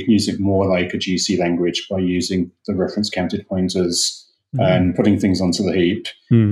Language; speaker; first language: English; native; English